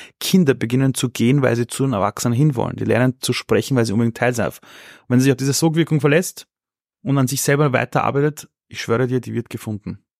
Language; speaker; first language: German; early bilingual, other home language; Persian